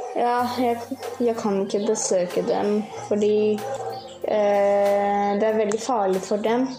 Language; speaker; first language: Norwegian; early bilingual, heritage; Greek